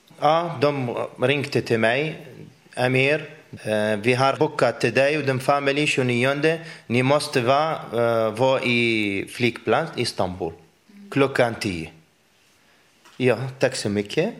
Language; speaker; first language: Swedish; non-native, learner; Arabic